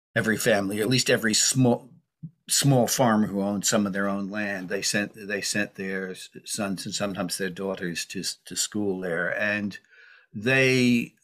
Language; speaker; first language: English; native; English